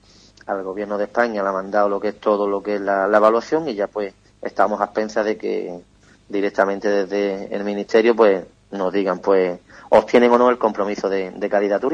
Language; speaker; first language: Spanish; native; Spanish